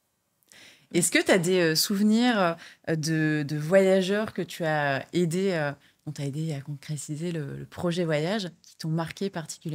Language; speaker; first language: French; native; French